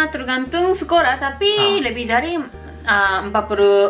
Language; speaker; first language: Indonesian; non-native, learner; Japanese